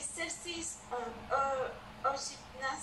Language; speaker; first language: French; non-native, learner; Spanish